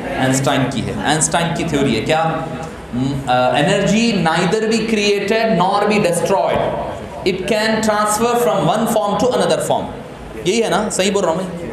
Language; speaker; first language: Urdu; native; Urdu